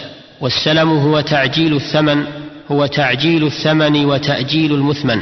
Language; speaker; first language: Arabic; native; Arabic